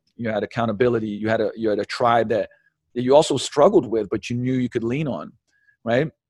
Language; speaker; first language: English; early bilingual, other home language; Slovenian